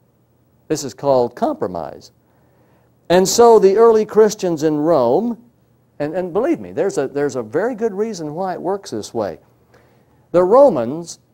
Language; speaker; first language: English; native; English